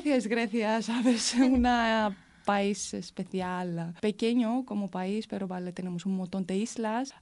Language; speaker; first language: Spanish; non-native, fluent; Greek